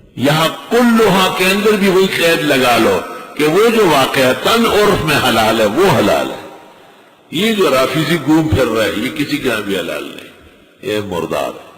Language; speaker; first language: Urdu; non-native, local second language; Pashto